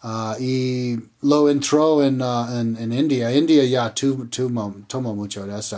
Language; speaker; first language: Spanish; non-native, learner; English